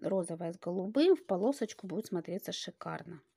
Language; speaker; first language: Russian; native; Russian